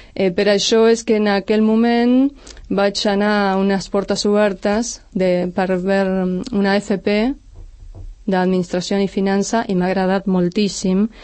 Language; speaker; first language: Catalan; non-native, fluent; Spanish